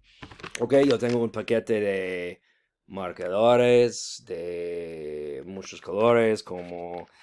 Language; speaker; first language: Spanish; non-native, fluent; English